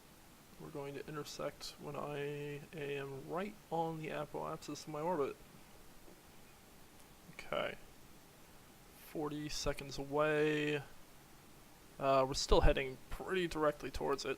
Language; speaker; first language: English; native; English